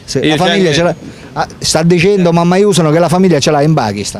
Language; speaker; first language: Italian; native; Italian